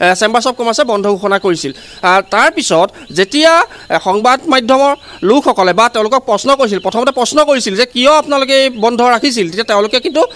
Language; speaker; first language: Assamese; native; Assamese